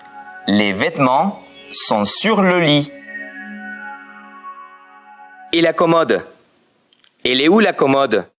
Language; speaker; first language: French; non-native, fluent; Spanish